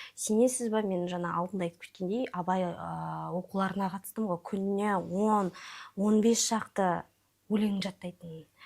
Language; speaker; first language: Kazakh; non-native, local second language; Russian